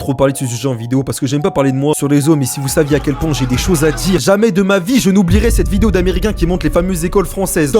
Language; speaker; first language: French; native; French